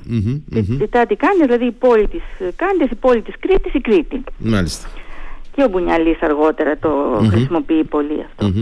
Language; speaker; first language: Greek; native; Greek